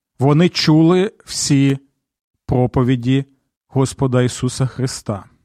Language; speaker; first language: Ukrainian; native; Ukrainian